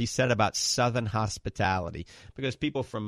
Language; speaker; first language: English; native; English